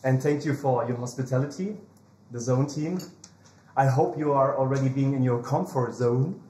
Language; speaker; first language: English; non-native, fluent; German